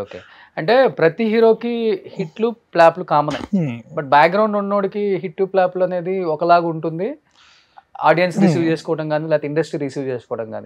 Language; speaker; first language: Telugu; native; Telugu